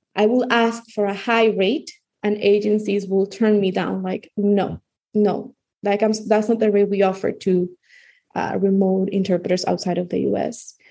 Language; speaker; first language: English; non-native, fluent; Spanish